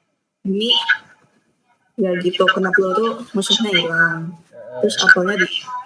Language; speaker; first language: Indonesian; native; Indonesian